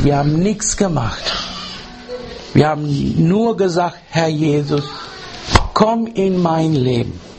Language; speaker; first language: German; non-native, learner; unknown